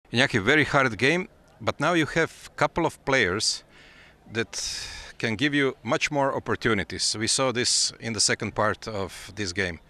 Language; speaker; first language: English; non-native, fluent; Croatian